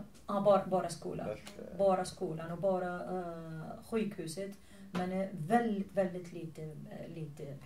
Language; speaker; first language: Swedish; non-native, fluent; Arabic